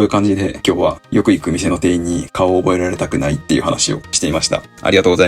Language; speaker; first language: Japanese; native; Japanese